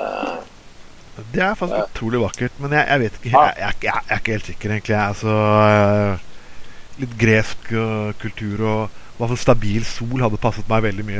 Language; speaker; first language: Norwegian; native; Norwegian